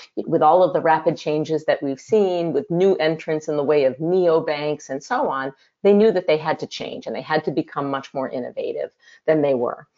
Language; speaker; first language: English; native; English